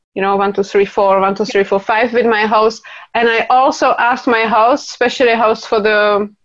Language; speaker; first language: English; non-native, fluent; Czech